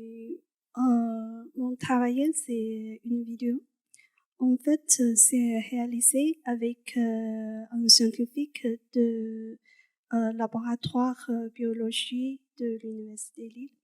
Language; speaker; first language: French; non-native, learner; Chinese